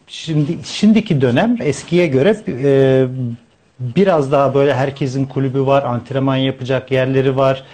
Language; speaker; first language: Turkish; native; Turkish